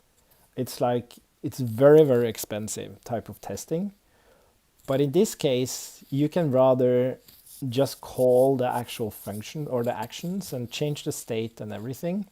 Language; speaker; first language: English; non-native, fluent; Swedish